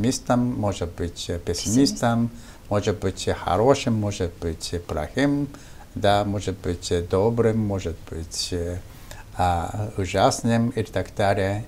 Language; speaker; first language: Russian; non-native, fluent; Japanese